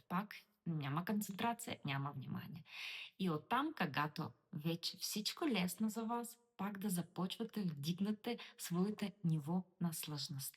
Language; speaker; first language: Bulgarian; non-native, learner; Russian